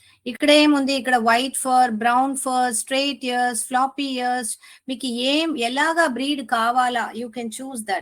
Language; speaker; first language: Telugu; non-native, learner; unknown